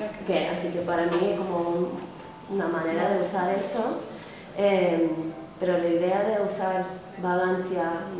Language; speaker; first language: Spanish; non-native, fluent; English